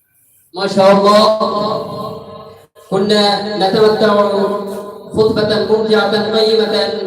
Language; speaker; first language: Arabic; non-native, learner; Bangla